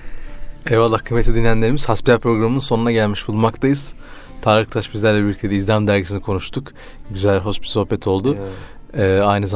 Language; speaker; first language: Turkish; native; Turkish